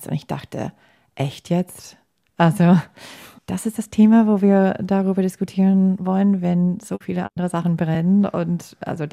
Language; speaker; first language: German; non-native, fluent; English